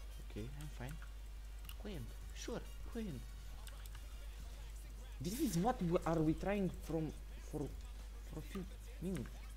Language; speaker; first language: English; non-native, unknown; Romanian